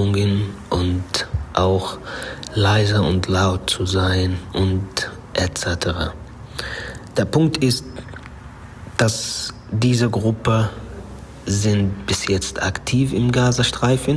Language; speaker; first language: German; non-native, learner; Arabic